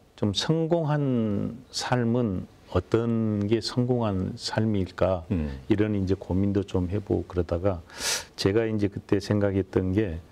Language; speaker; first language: Korean; native; Korean